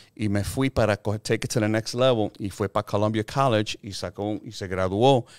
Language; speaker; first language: Spanish; early bilingual, heritage; Spanish